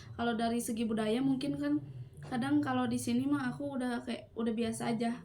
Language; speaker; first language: Indonesian; native; Indonesian